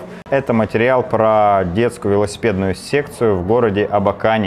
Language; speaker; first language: Russian; native; Russian